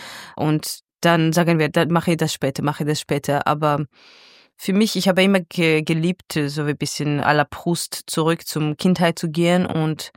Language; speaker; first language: German; non-native, fluent; Georgian